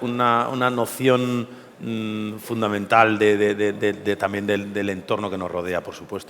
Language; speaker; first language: Spanish; native; Spanish